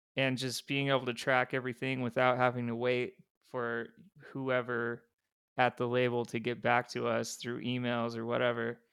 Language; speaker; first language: English; native; English